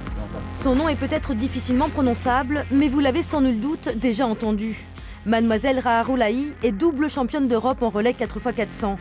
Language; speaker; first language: French; native; French